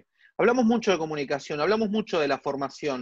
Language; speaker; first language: Spanish; native; Spanish